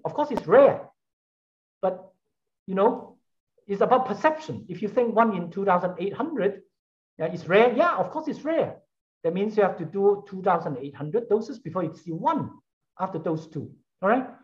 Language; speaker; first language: English; non-native, local second language; Cantonese